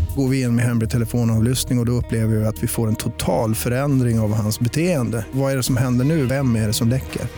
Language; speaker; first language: Swedish; native; Swedish